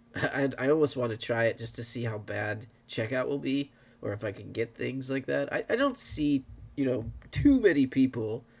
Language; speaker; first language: English; native; English